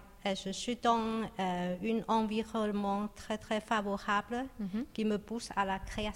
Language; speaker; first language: French; non-native, learner; Chinese